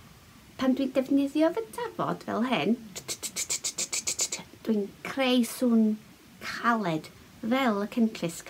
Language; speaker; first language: Welsh; non-native, local second language; English